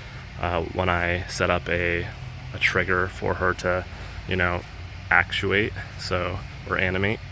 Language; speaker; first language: English; native; English